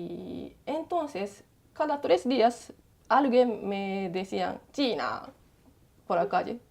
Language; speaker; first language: Spanish; non-native, learner; Japanese